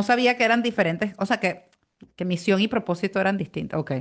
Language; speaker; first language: Spanish; native; Spanish